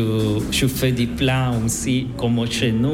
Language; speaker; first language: French; non-native, learner; Spanish